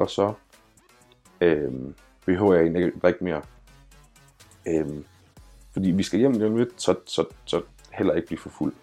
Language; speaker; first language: Danish; native; Danish